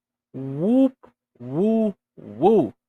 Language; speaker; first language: English; native; English